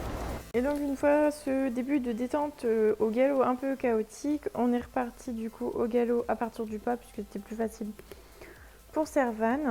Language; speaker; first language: French; native; French